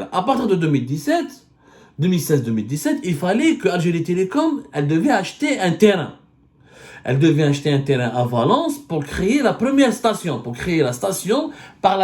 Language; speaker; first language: French; non-native, local second language; Arabic